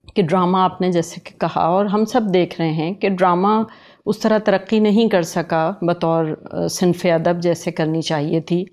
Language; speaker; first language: Urdu; native; Urdu